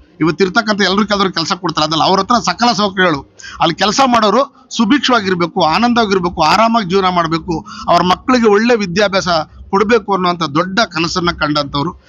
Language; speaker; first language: Kannada; native; Kannada